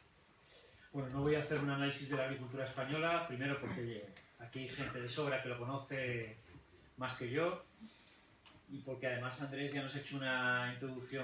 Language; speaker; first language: Spanish; native; Spanish